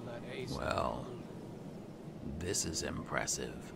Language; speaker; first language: English; native; English